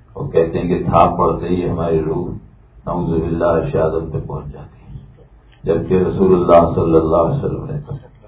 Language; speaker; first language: Urdu; native; Urdu